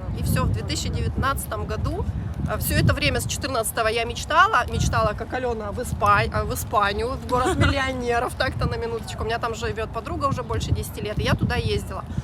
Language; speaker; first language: Russian; native; Russian